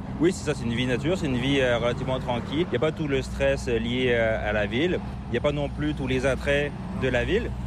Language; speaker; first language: French; native; French